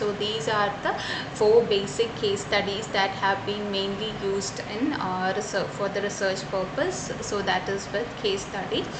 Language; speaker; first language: English; non-native, local second language; Malayalam